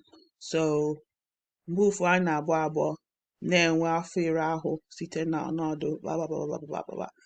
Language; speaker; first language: Igbo; non-native, learner; English